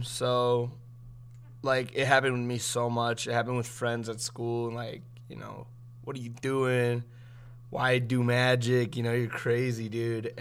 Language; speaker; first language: English; native; English